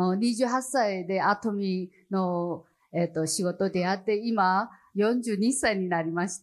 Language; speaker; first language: Japanese; non-native, learner; Chinese